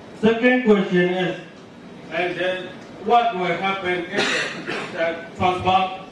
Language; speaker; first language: English; non-native, learner; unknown